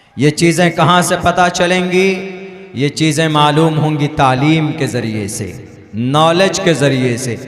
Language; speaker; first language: Hindi; native; Hindi